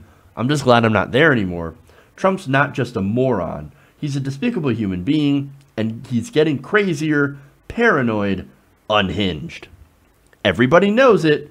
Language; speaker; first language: English; native; English